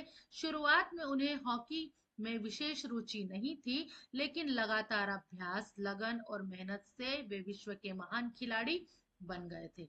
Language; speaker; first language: Hindi; native; Hindi